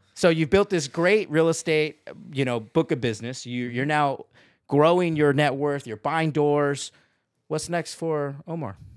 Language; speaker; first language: English; native; English